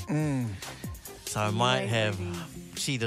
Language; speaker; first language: English; native; English